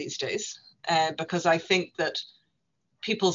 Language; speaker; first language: English; native; English